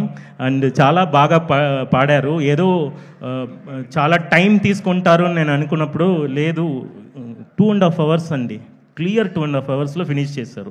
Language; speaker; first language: Telugu; non-native, fluent; Tamil